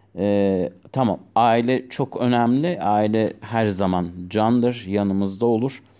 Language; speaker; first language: Turkish; non-native, fluent; Azerbaijani